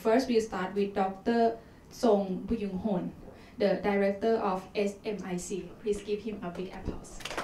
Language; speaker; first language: English; non-native, fluent; Thai